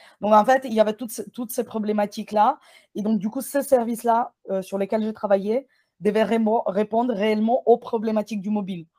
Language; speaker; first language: French; non-native, fluent; Ukrainian